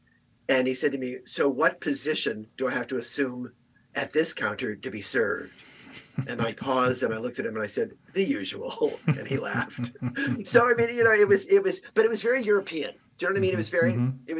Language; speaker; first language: English; native; English